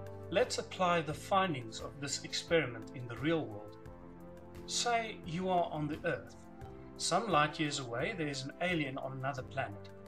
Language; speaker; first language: English; non-native, local second language; Afrikaans